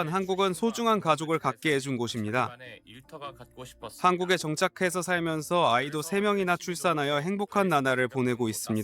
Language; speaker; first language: Korean; native; Korean